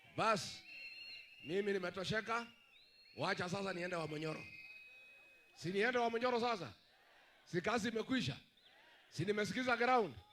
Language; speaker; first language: Swahili; non-native, local second language; Kikuyu